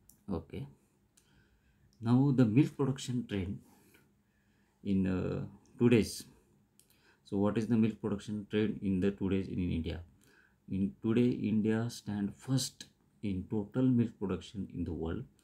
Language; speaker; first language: English; non-native, local second language; Marathi